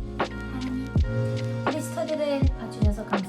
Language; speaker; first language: Korean; non-native, learner; Russian